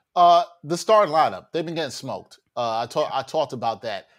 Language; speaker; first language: English; native; English